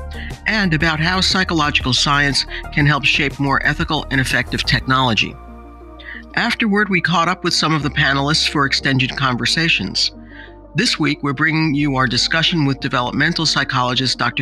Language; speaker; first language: English; native; English